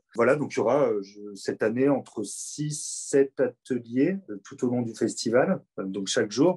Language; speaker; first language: French; native; French